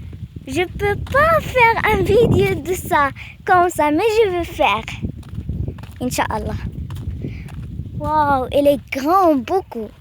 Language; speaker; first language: French; non-native, learner; Arabic